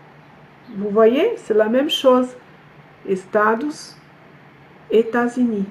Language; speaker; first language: French; non-native, fluent; Portuguese